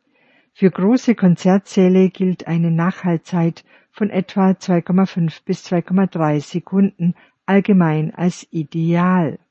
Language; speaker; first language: German; native; German